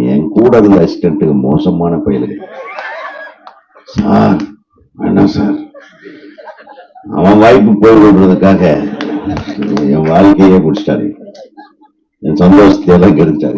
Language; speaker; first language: Tamil; native; Tamil